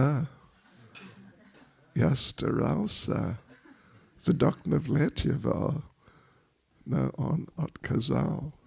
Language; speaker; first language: Russian; non-native, learner; English